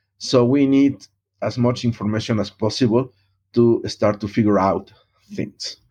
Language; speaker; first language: English; non-native, fluent; Spanish